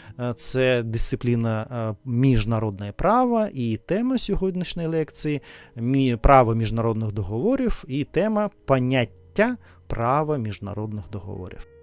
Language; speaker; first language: Ukrainian; non-native, learner; Russian